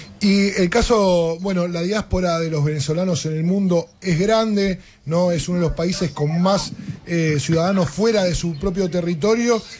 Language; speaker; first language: Spanish; native; Spanish